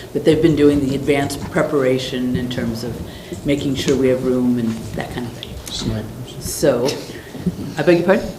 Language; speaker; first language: English; native; English